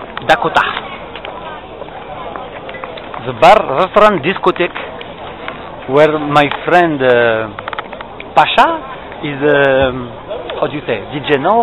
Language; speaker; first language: English; non-native, fluent; French